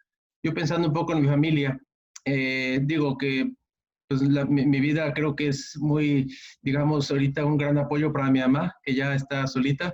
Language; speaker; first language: Spanish; native; Spanish